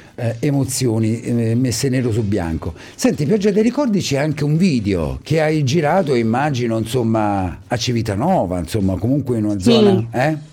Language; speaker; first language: Italian; native; Italian